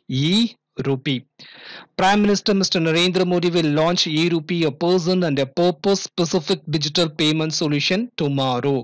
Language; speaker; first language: English; non-native, local second language; Tamil